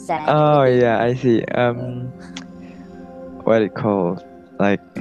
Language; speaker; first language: English; non-native, learner; Indonesian